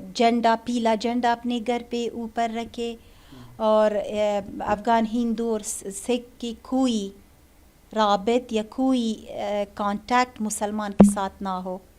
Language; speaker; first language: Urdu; non-native, learner; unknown